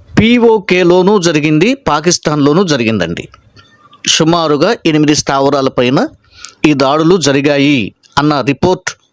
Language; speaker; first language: Telugu; native; Telugu